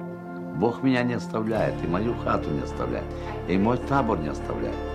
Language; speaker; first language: Russian; non-native, local second language; Romany